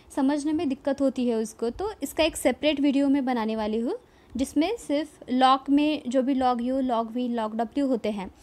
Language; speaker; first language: Hindi; non-native, local second language; Marathi